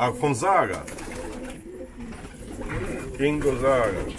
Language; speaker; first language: German; non-native, fluent; Polish